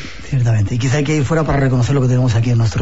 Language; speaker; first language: Spanish; native; Spanish